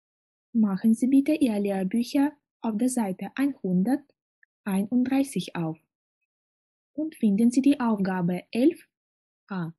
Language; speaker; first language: German; non-native, fluent; Russian